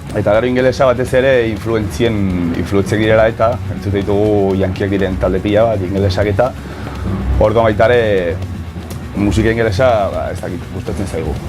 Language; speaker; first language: Basque; non-native, local second language; Spanish